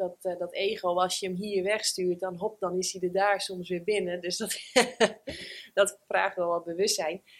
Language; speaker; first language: Dutch; native; Dutch